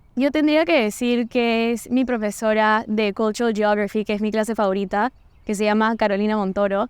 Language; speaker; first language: Spanish; non-native, fluent; Portuguese